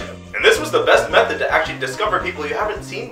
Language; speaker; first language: English; native; English